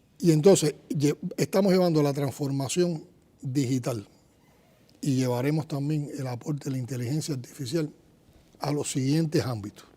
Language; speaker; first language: Spanish; native; Spanish